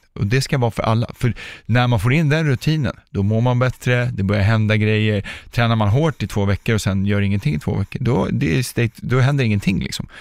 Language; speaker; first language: Swedish; early bilingual, other home language; Czech